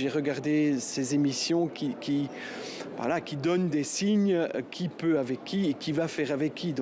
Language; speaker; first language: French; non-native, local second language; German